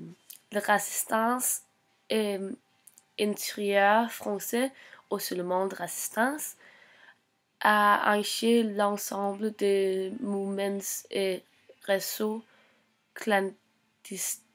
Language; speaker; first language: French; non-native, learner; Norwegian